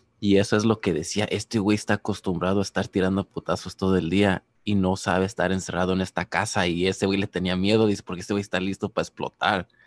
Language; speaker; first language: Spanish; early bilingual, heritage; Spanish